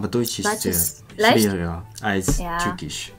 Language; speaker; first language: German; non-native, fluent; Japanese